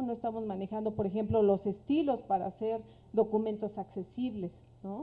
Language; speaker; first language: Spanish; native; Spanish